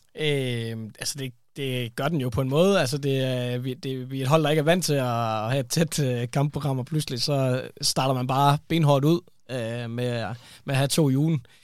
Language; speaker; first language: Danish; native; Danish